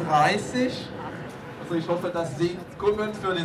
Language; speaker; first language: German; non-native, learner; Norwegian